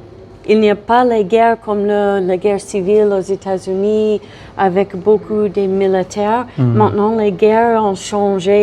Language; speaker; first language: French; non-native, fluent; English